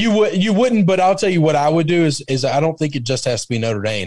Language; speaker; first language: English; native; English